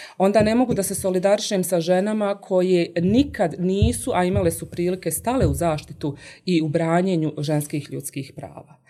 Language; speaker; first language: Bosnian; native; Bosnian